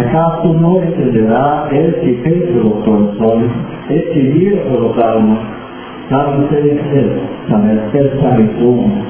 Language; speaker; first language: Spanish; non-native, fluent; English